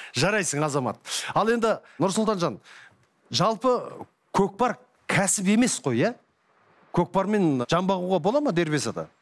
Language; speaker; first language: Kazakh; native; Kazakh